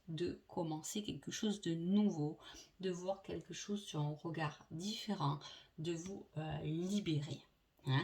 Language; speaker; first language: French; native; French